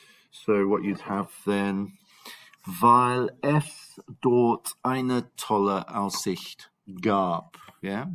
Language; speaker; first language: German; non-native, fluent; English